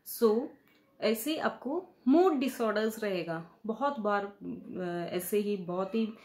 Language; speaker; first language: Hindi; non-native, local second language; Kannada